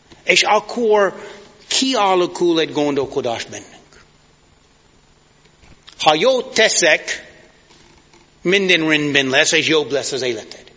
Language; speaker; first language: Hungarian; non-native, fluent; English